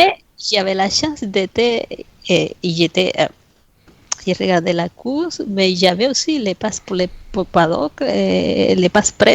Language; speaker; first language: French; non-native, fluent; Spanish